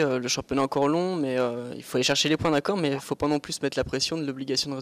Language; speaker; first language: French; native; French